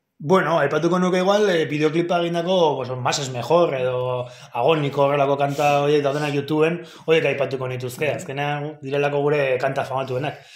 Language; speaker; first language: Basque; non-native, local second language; Spanish